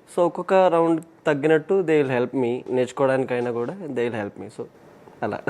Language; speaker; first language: Telugu; non-native, local second language; Malayalam